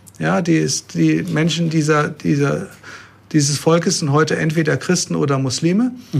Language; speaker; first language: German; native; German